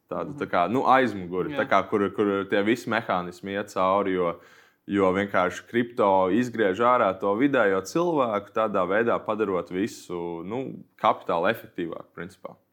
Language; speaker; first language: Latvian; native; Latvian